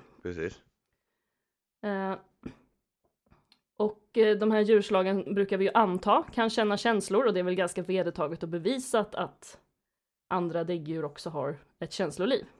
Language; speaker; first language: Swedish; native; Swedish